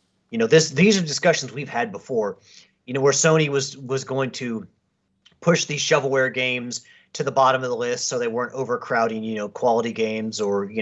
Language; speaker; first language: English; native; English